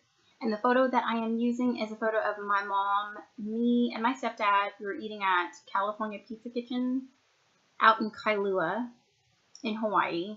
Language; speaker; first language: English; native; English